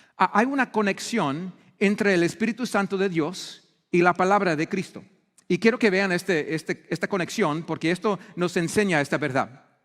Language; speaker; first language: Spanish; non-native, fluent; English